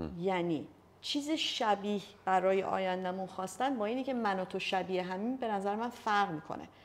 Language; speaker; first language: Persian; early bilingual, heritage; Persian